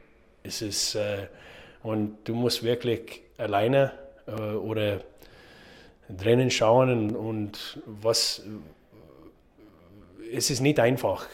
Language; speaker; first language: German; non-native, learner; English